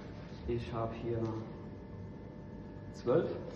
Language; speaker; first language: German; native; German